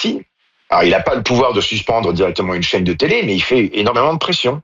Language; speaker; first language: French; native; French